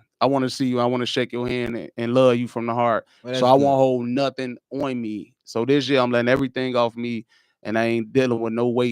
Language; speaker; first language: English; native; English